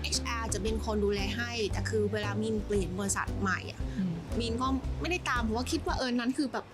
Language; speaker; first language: Thai; non-native, fluent; Vietnamese